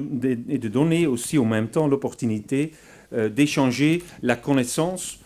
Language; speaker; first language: French; non-native, fluent; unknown